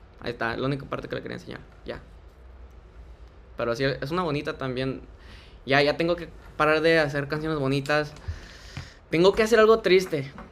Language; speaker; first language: Spanish; early bilingual, heritage; Spanish